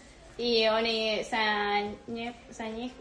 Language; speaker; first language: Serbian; early bilingual, heritage; Spanish